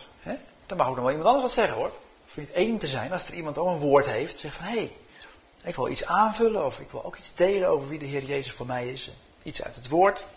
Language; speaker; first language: Dutch; native; Dutch